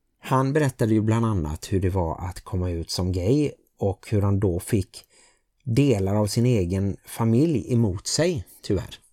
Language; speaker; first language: Swedish; native; Swedish